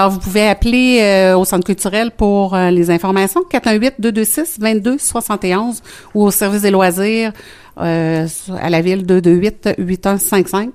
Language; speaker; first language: French; native; French